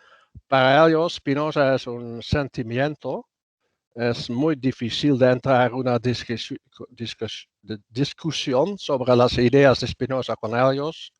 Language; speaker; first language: Spanish; non-native, fluent; Dutch